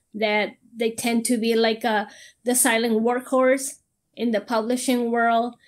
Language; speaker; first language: English; non-native, fluent; Spanish